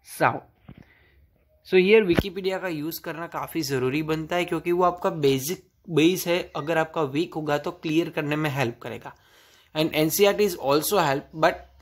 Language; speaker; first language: Hindi; non-native, local second language; Gujarati